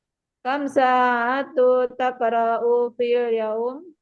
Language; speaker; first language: Arabic; non-native, learner; Indonesian